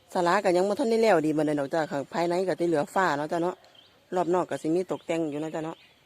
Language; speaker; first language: Thai; native; Thai